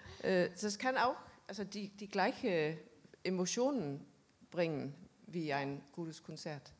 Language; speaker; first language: German; non-native, fluent; Danish